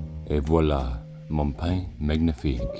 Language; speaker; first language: French; non-native, learner; English